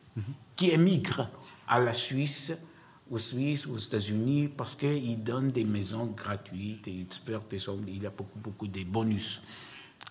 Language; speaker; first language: French; non-native, learner; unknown